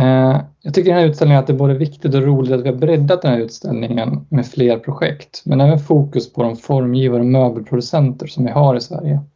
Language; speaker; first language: Swedish; native; Swedish